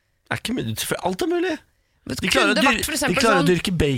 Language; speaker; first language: Norwegian; native; Norwegian